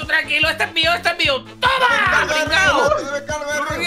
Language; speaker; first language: Spanish; native; Spanish